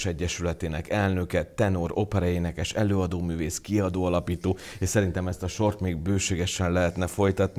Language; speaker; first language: Hungarian; native; Hungarian